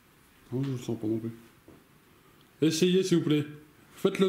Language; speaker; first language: French; native; French